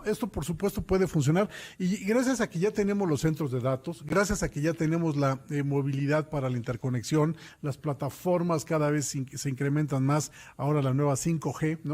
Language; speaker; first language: Spanish; native; Spanish